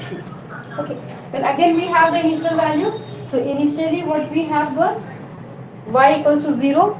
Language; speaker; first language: English; non-native, local second language; Hindi